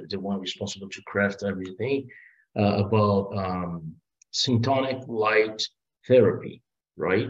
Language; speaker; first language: English; non-native, fluent; Portuguese